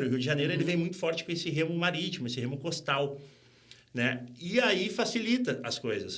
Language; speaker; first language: Portuguese; native; Portuguese